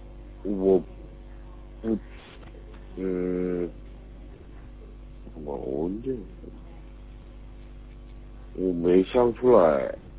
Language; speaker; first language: Chinese; non-native, learner; Korean